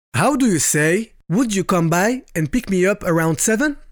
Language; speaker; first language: English; non-native, fluent; French